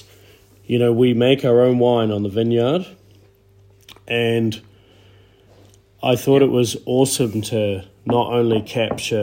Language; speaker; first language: English; native; English